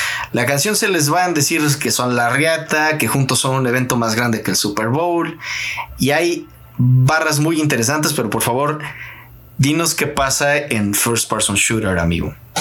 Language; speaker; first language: Spanish; native; Spanish